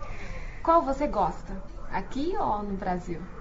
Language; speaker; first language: Portuguese; non-native, fluent; Chinese